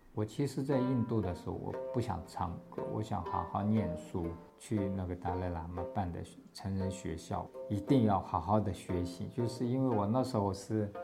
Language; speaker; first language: Chinese; non-native, local second language; Tibetan